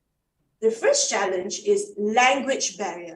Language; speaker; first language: English; non-native, learner; Malay